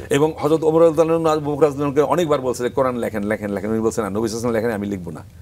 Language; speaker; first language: Bangla; native; Bangla